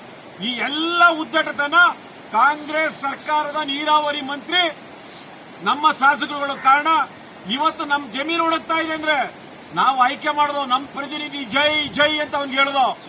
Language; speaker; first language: Kannada; native; Kannada